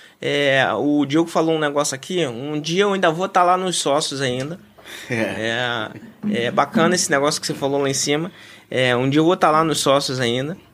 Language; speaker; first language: Portuguese; native; Portuguese